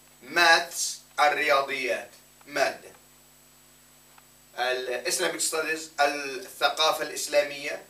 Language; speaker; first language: Arabic; non-native, fluent; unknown